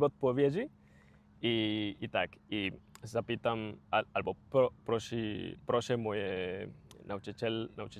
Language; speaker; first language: Polish; non-native, learner; Spanish